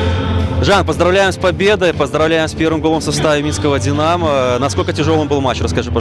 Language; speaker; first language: Russian; native; Russian